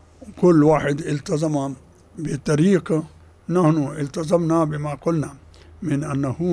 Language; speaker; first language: Arabic; non-native, fluent; Urdu